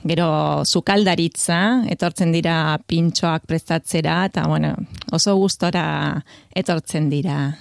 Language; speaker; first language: Basque; non-native, fluent; Spanish